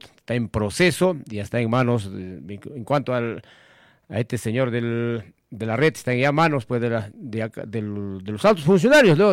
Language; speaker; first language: Spanish; native; Spanish